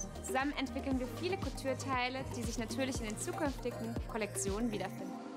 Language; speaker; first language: German; native; German